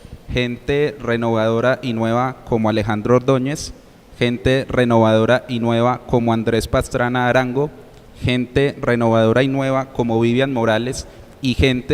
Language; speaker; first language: Spanish; native; Spanish